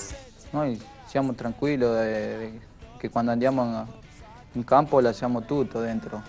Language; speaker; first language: Italian; non-native, fluent; Spanish